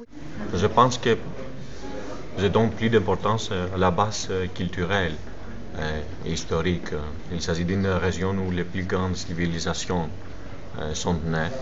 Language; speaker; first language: French; non-native, fluent; Greek